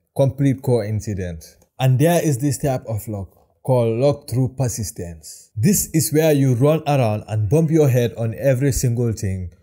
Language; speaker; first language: English; non-native, local second language; Wolof